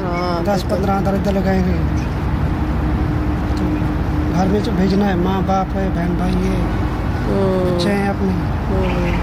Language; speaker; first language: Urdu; non-native, local second language; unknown